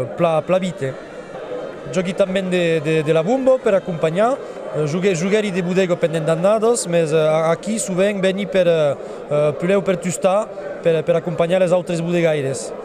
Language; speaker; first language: Occitan; non-native, local second language; French